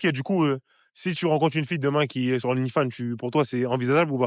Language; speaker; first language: French; native; French